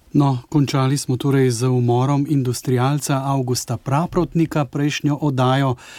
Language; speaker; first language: Slovenian; native; Slovenian